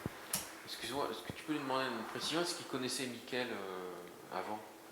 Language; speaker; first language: French; native; French